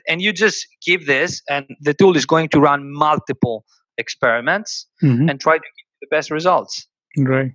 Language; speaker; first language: English; non-native, fluent; Greek